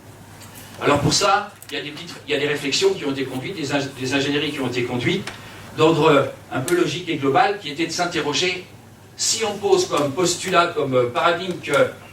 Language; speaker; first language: French; native; French